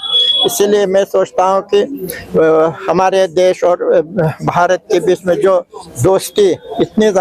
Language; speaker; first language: Hindi; non-native, fluent; Uzbek